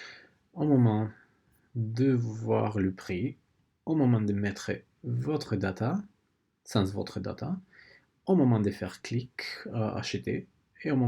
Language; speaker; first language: French; non-native, learner; Spanish